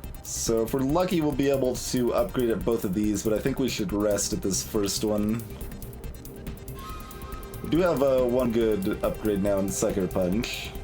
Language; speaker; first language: English; native; English